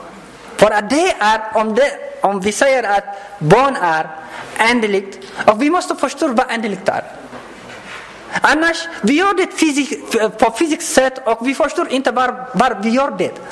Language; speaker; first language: Swedish; non-native, learner; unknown